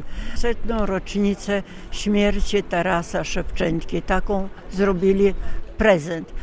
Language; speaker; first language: Polish; non-native, local second language; Ukrainian